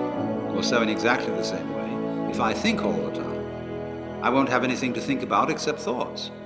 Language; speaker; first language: English; native; English